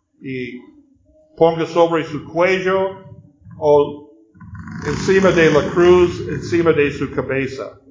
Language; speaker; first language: Spanish; non-native, learner; English